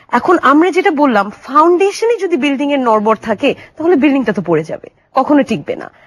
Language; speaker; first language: Bangla; native; Bangla